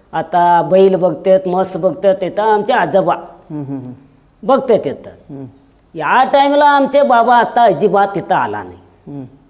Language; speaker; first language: Marathi; native; Marathi